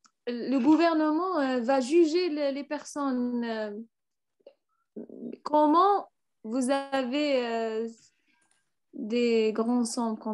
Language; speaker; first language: French; non-native, learner; Arabic